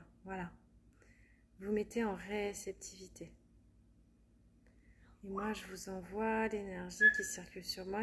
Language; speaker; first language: French; native; French